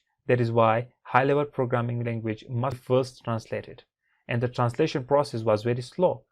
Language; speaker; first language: English; non-native, fluent; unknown